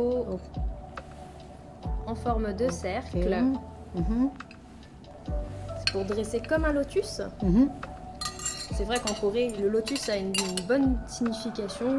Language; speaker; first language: French; native; French